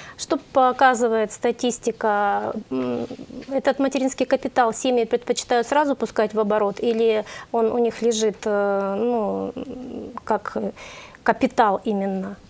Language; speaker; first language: Russian; native; Russian